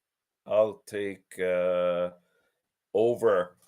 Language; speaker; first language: English; native; English